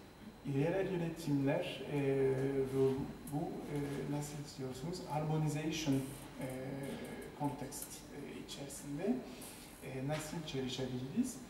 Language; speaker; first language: Turkish; non-native, fluent; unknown